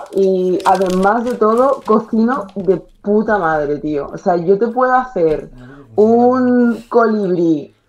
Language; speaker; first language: Spanish; native; Spanish